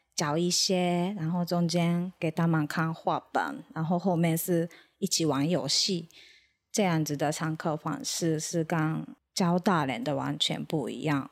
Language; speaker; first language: Chinese; non-native, fluent; Japanese